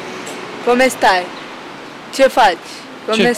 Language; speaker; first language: Italian; non-native, learner; Romanian